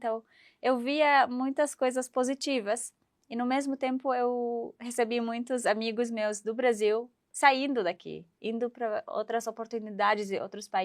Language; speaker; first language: Portuguese; non-native, fluent; Arabic